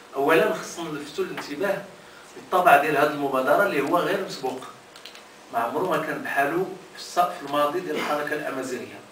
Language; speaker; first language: Arabic; non-native, local second language; Tachelhit